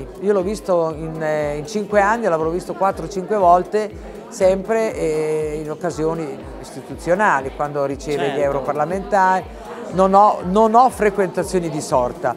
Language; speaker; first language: Italian; native; Italian